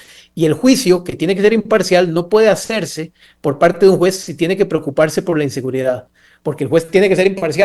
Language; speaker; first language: Spanish; native; Spanish